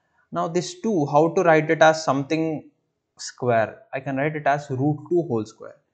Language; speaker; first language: English; non-native, local second language; Telugu